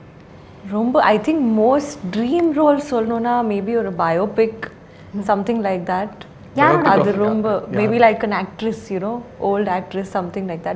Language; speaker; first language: Tamil; non-native, local second language; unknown